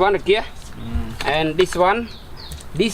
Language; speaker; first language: English; non-native, learner; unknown